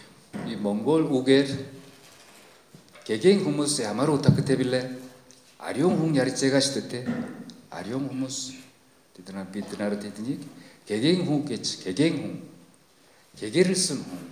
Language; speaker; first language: Mongolian; non-native, fluent; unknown